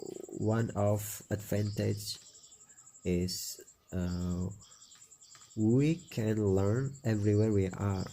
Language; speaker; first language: English; non-native, learner; Indonesian